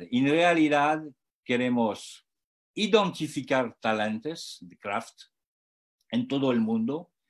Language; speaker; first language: Spanish; non-native, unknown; French